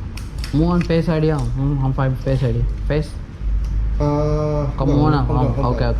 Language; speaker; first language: Vietnamese; non-native, learner; Kannada